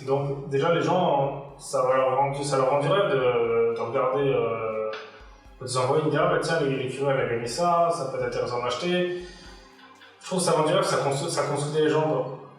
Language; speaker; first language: French; native; French